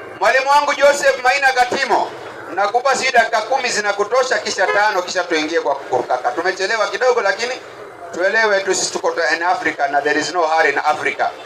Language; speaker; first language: Swahili; native; Swahili